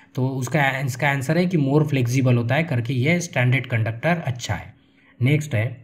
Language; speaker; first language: Hindi; non-native, local second language; Marathi